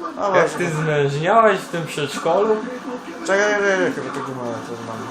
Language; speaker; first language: Polish; native; Polish